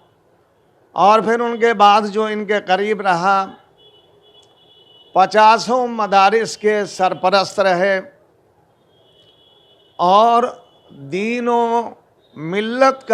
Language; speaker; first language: Urdu; native; Urdu